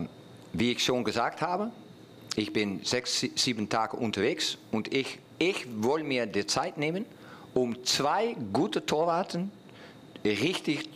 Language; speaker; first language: German; non-native, fluent; Dutch